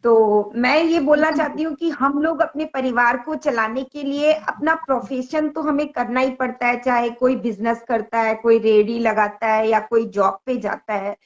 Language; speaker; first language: Hindi; native; Hindi